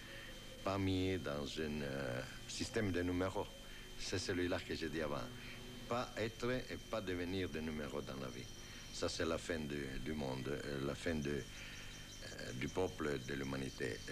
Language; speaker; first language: French; non-native, fluent; Italian